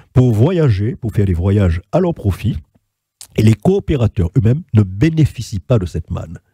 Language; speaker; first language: French; native; French